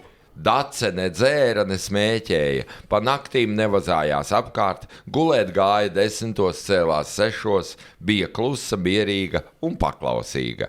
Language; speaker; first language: Latvian; native; Latvian